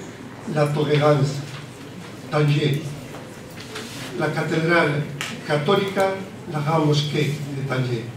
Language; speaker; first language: French; non-native, learner; Spanish